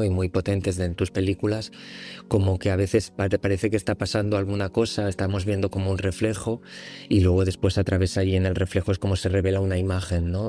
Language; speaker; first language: Spanish; native; Spanish